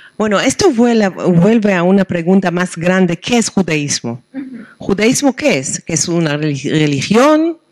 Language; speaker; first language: Spanish; non-native, fluent; Hebrew